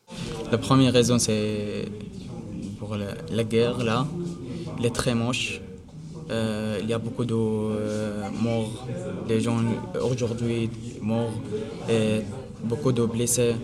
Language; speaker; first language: French; non-native, learner; Arabic